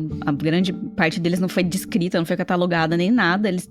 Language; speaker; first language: Portuguese; native; Portuguese